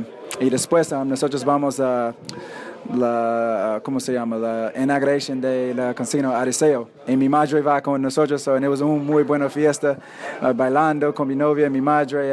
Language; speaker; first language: Spanish; non-native, learner; English